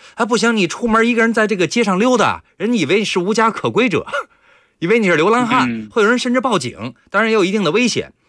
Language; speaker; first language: Chinese; native; Chinese